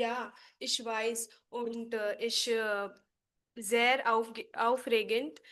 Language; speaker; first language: German; non-native, learner; Hindi